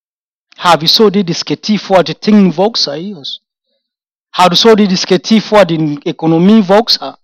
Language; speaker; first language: Danish; non-native, fluent; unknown